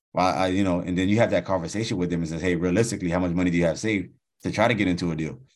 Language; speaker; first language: English; native; English